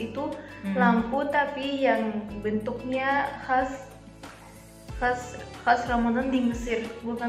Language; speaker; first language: Indonesian; non-native, fluent; Arabic